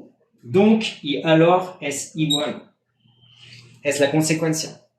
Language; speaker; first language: Spanish; non-native, fluent; French